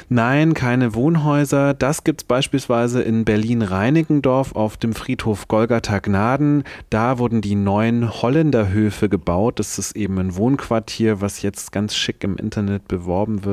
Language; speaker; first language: German; native; German